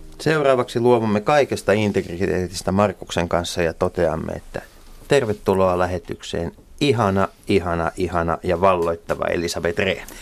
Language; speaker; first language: Finnish; native; Finnish